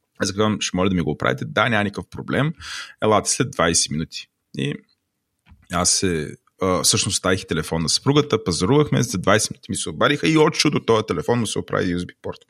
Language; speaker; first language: Bulgarian; native; Bulgarian